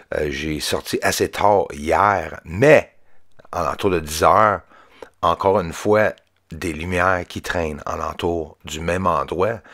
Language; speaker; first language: French; native; French